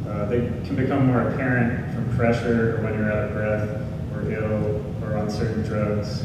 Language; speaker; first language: English; native; English